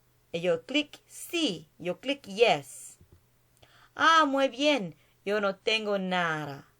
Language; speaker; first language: Spanish; non-native, learner; English